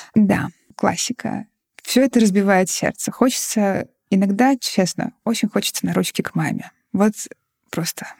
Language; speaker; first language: Russian; native; Russian